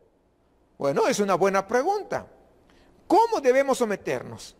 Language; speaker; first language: Spanish; native; Spanish